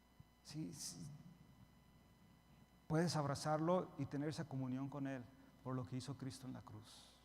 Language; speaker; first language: Spanish; early bilingual, heritage; Spanish